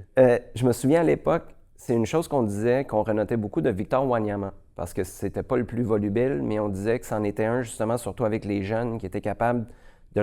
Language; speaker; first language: French; native; French